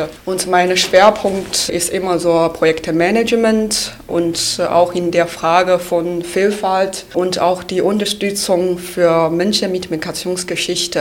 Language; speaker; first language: German; non-native, fluent; Chinese